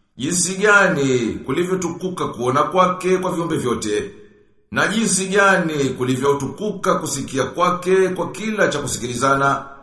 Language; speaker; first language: Swahili; native; Swahili